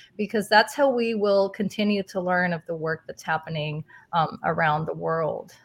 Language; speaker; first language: English; non-native, fluent; Spanish